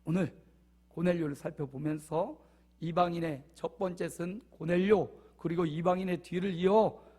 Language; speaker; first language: Korean; native; Korean